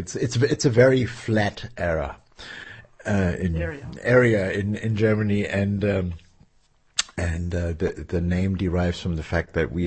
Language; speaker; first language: English; non-native, fluent; German